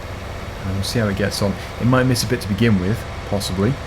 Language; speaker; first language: English; native; English